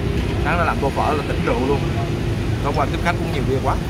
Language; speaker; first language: Vietnamese; native; Vietnamese